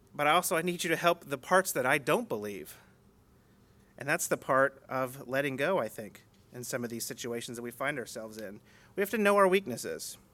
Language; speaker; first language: English; native; English